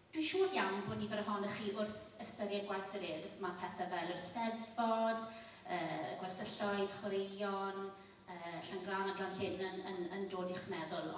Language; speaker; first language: Welsh; non-native, local second language; English